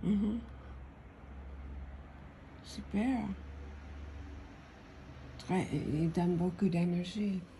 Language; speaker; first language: French; non-native, fluent; English